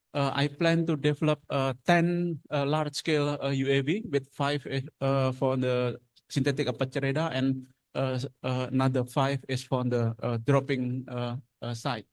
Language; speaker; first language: English; non-native, fluent; Indonesian